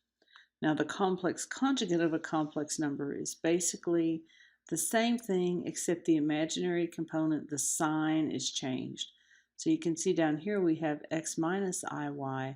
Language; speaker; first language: English; native; English